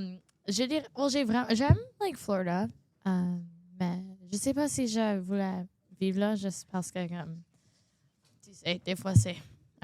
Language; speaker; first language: French; non-native, local second language; English